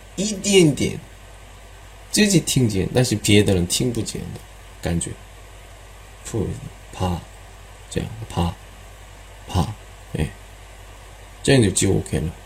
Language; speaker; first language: Chinese; non-native, learner; Korean